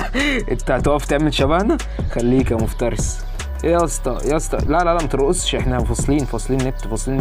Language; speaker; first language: Arabic; native; Arabic